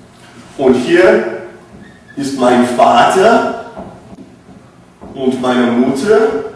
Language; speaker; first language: German; non-native, learner; English